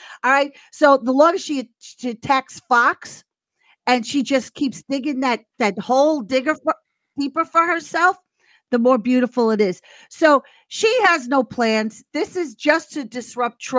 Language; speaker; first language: English; native; English